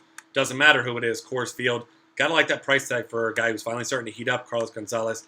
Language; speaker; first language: English; native; English